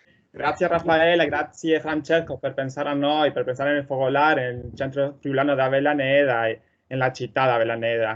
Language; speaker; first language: Italian; non-native, fluent; Spanish